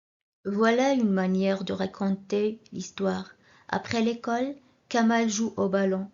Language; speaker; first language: French; non-native, local second language; Arabic